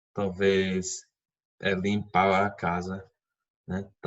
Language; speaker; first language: Portuguese; non-native, fluent; English